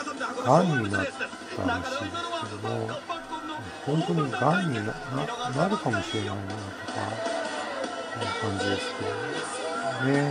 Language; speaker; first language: Japanese; native; Japanese